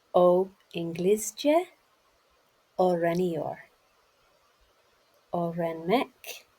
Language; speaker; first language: Turkish; non-native, learner; English